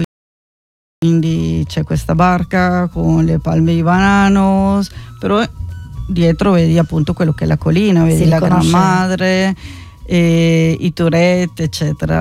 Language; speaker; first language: Italian; non-native, fluent; Spanish